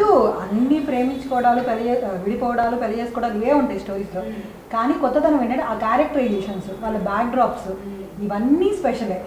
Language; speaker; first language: Telugu; native; Telugu